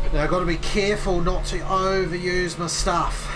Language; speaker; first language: English; native; English